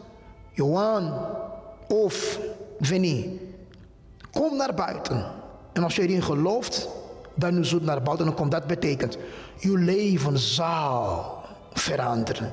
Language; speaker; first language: Dutch; non-native, fluent; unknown